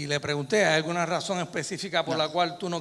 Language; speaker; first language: Spanish; native; Spanish